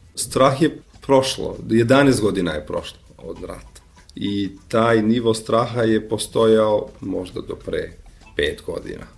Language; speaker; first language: Serbian; non-native, local second language; Albanian